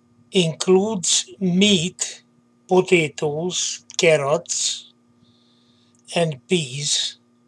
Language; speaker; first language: English; non-native, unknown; Hungarian